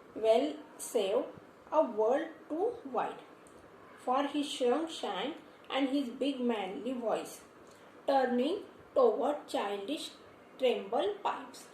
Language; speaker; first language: English; non-native, local second language; Marathi